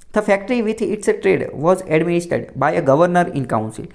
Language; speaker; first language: English; non-native, local second language; Gujarati